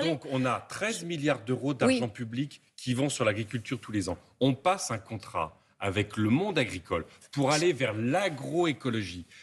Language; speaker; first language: French; native; French